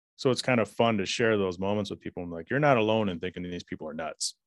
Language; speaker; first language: English; native; English